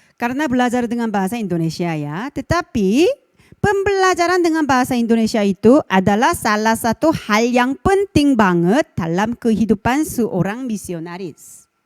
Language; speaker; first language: Indonesian; non-native, fluent; Korean